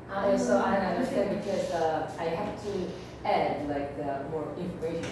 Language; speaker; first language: English; non-native, learner; Korean